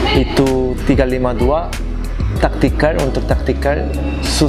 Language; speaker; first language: Indonesian; non-native, learner; Korean